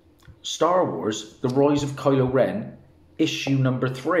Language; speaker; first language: English; native; English